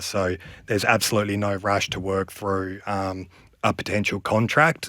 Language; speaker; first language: English; native; English